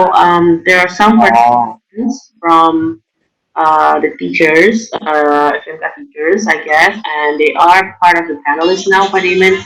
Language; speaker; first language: English; non-native, fluent; Indonesian